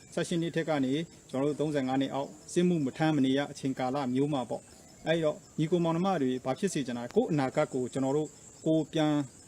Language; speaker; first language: Burmese; native; Burmese